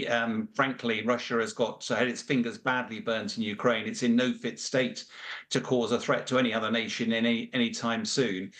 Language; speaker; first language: English; native; English